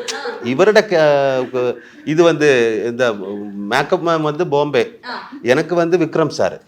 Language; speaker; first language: Tamil; non-native, learner; Malayalam